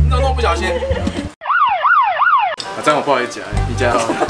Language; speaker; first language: Chinese; native; Chinese